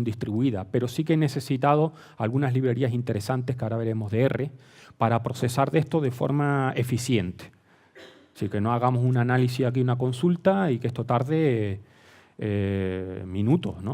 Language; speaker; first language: Spanish; native; Spanish